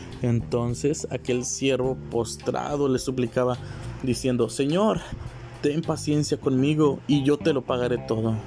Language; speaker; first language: Spanish; native; Spanish